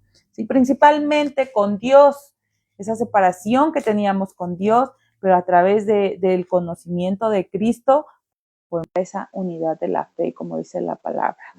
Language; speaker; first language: Spanish; native; Spanish